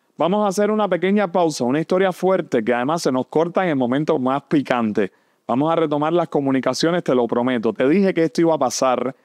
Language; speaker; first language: Spanish; native; Spanish